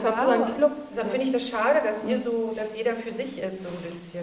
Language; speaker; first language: German; native; German